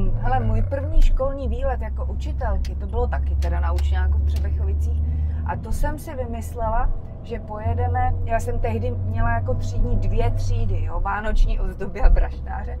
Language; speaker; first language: Czech; native; Czech